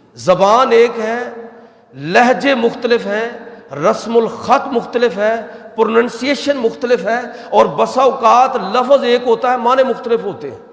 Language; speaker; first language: Urdu; non-native, local second language; Punjabi